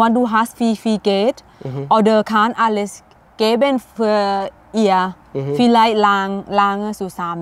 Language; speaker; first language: German; non-native, learner; Thai